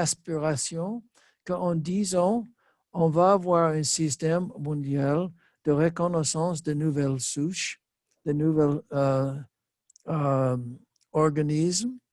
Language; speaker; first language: French; non-native, learner; English